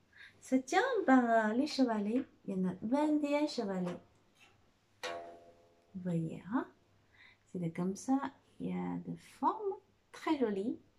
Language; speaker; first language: French; non-native, fluent; Chinese